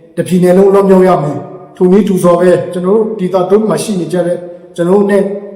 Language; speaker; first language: Burmese; non-native, local second language; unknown